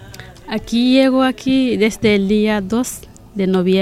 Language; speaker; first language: Spanish; non-native, learner; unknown